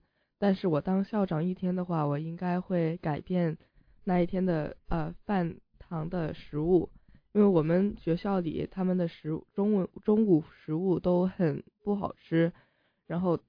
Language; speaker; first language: Chinese; early bilingual, heritage; Chinese